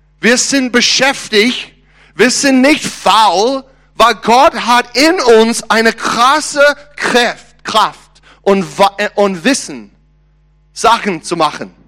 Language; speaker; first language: German; non-native, learner; English